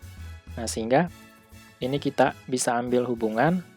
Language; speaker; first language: Indonesian; native; Indonesian